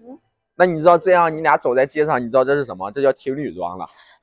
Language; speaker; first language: Chinese; native; Chinese